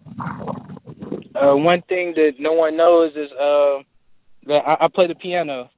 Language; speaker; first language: English; native; English